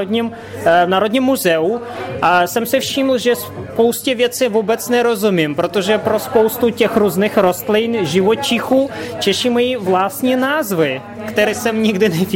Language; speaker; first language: Czech; non-native, fluent; Russian